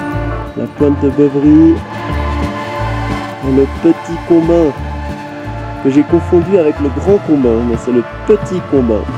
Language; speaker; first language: French; native; French